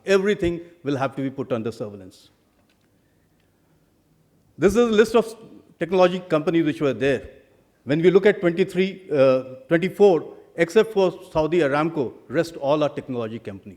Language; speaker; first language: English; non-native, local second language; Hindi